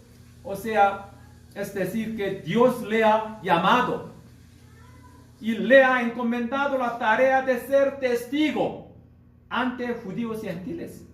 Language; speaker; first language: Spanish; non-native, learner; Korean